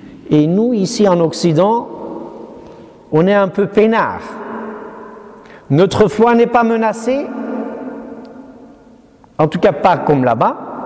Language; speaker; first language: French; non-native, fluent; Syriac